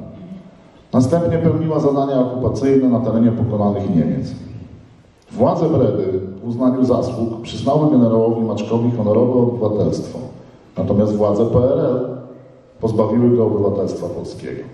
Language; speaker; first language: Polish; native; Polish